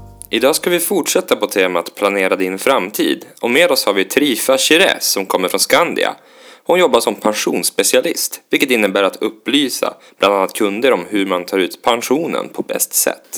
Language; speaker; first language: Swedish; native; Swedish